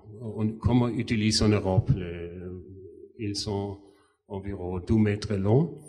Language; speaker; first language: French; non-native, fluent; German